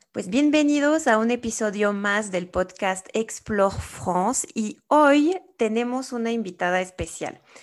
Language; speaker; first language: Spanish; non-native, fluent; French